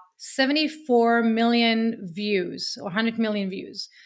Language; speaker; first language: English; non-native, fluent; Hebrew